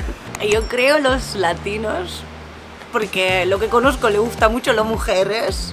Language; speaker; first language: Spanish; non-native, fluent; Dutch